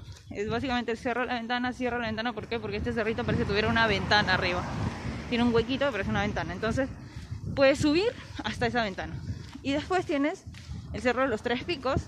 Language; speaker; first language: Spanish; native; Spanish